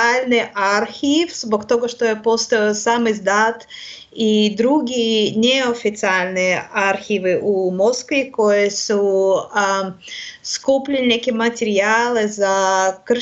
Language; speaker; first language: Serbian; non-native, learner; Russian